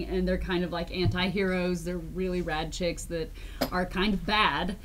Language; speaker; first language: English; native; English